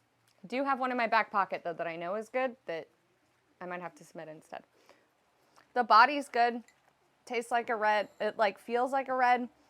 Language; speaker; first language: English; native; English